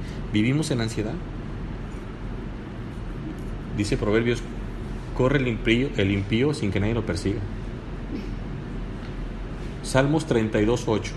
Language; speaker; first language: Spanish; native; Spanish